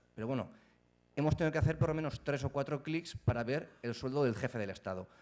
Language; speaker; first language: Spanish; native; Spanish